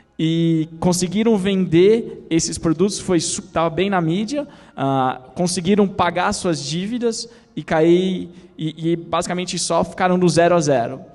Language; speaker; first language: Portuguese; native; Portuguese